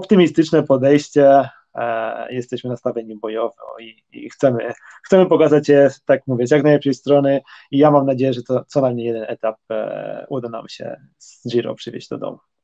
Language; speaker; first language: Polish; native; Polish